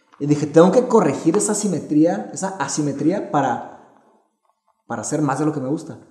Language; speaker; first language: Spanish; early bilingual, other home language; Portuguese